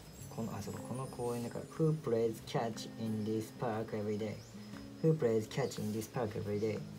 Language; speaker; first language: English; non-native, learner; Japanese